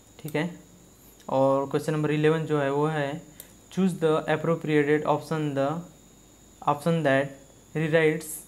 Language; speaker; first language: Hindi; native; Hindi